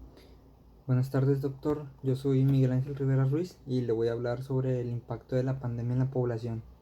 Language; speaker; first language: Spanish; native; Spanish